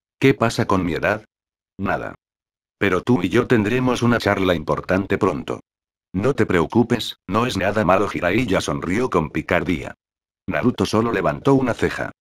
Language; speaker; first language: Spanish; native; Spanish